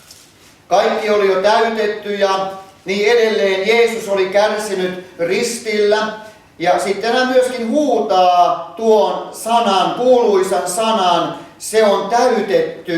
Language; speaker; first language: Finnish; native; Finnish